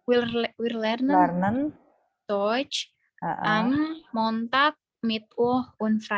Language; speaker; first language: German; non-native, learner; Indonesian